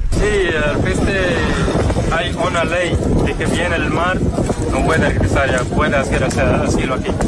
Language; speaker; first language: Spanish; non-native, learner; Arabic